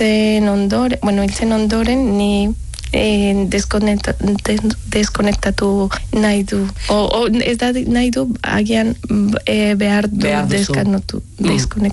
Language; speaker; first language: Basque; non-native, learner; Spanish